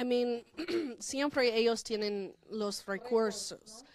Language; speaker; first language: Spanish; non-native, fluent; English